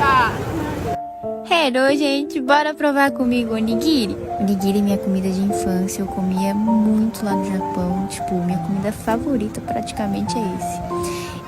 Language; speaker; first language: Portuguese; early bilingual, heritage; Portuguese